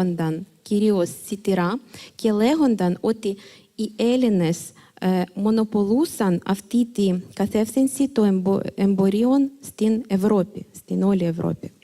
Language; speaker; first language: Greek; non-native, fluent; Ukrainian